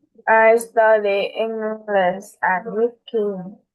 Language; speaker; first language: English; non-native, learner; Vietnamese